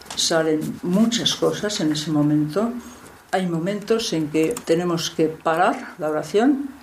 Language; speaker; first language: Spanish; native; Spanish